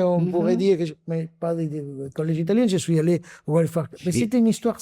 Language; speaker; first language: French; non-native, fluent; Spanish